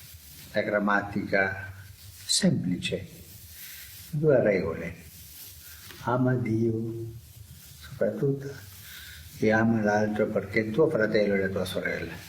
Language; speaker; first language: Italian; non-native, fluent; Spanish